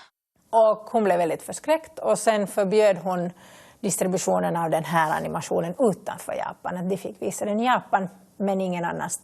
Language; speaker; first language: Swedish; native; Swedish